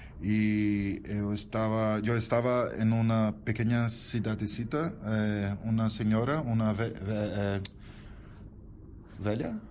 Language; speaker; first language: Spanish; non-native, learner; Portuguese